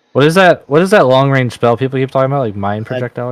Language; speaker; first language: English; native; English